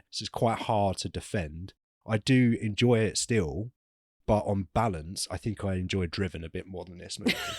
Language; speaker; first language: English; native; English